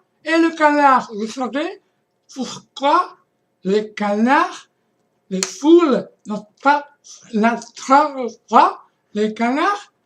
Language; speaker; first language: French; non-native, fluent; Portuguese